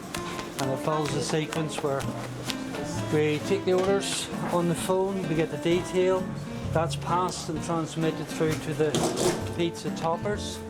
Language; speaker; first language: English; native; English